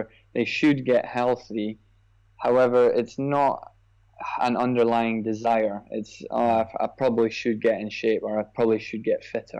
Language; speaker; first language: English; native; English